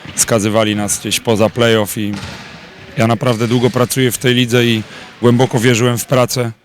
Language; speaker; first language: Polish; native; Polish